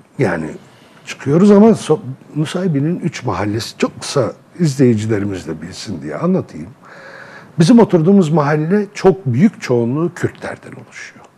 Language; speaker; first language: Turkish; non-native, local second language; Arabic